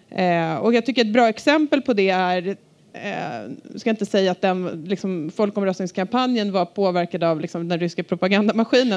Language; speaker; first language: Swedish; native; Swedish